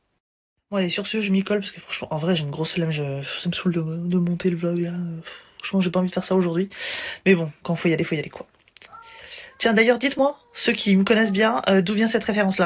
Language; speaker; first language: French; native; French